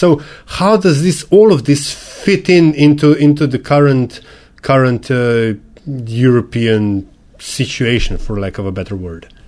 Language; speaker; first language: English; non-native, fluent; Slovenian